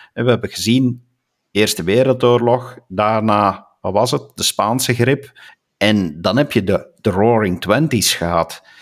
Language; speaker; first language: Dutch; native; Dutch